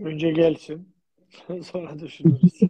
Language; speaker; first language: Turkish; non-native, fluent; Georgian